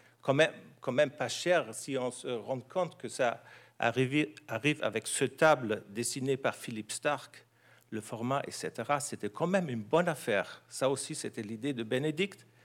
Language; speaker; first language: French; non-native, fluent; German